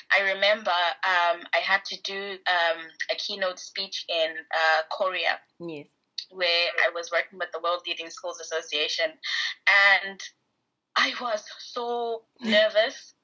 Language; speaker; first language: English; non-native, local second language; Shona